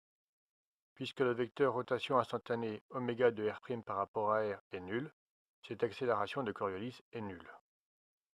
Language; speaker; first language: French; native; French